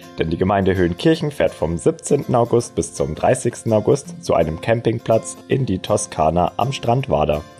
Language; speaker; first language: German; native; German